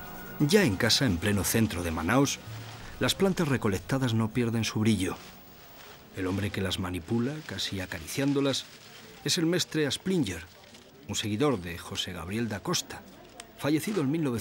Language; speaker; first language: Spanish; native; Spanish